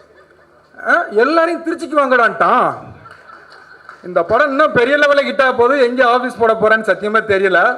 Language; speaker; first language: Tamil; native; Tamil